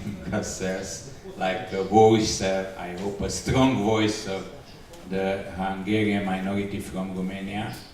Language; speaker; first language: English; non-native, learner; Hungarian